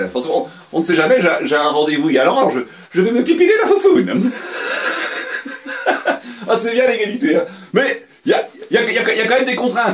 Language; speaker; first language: French; native; French